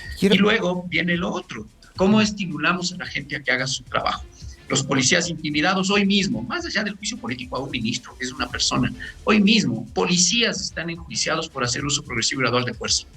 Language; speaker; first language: Spanish; native; Spanish